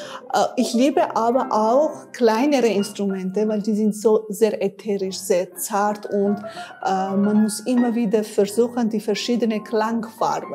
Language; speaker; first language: German; non-native, fluent; Armenian